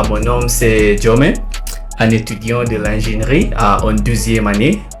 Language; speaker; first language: French; non-native, learner; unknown